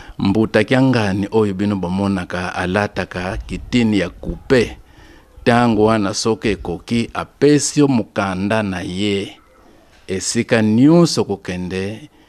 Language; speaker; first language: Lingala; non-native, local second language; Kongo